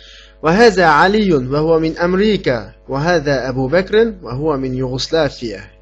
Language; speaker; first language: Arabic; non-native, fluent; Uyghur